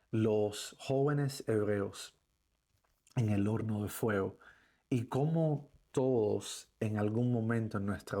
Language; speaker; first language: Spanish; native; Spanish